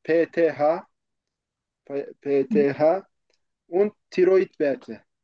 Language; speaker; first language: German; non-native, fluent; Turkish